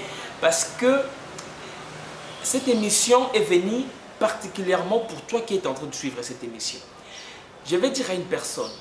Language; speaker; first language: French; non-native, local second language; Lingala